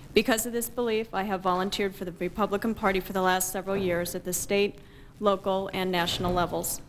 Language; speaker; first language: English; native; English